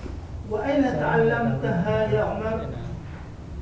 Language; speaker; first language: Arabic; non-native, learner; Indonesian